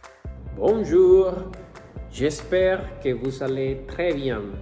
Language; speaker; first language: French; non-native, fluent; Spanish